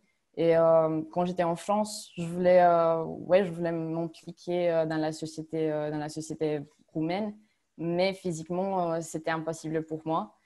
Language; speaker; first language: French; non-native, fluent; Romanian